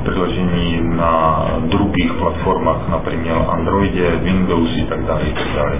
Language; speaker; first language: Russian; non-native, fluent; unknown